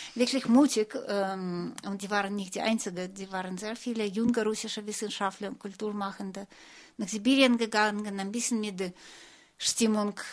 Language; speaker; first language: German; non-native, fluent; Russian